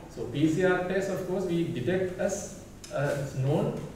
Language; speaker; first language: English; non-native, local second language; Sinhala